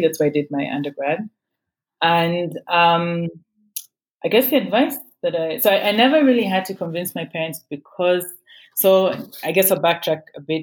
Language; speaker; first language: English; non-native, local second language; Ganda